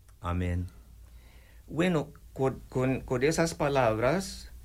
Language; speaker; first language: Spanish; non-native, learner; English